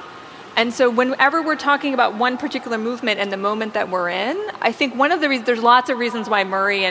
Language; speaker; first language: English; native; English